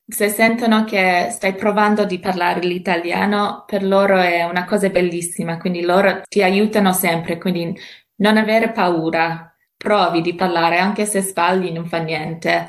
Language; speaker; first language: Italian; non-native, fluent; English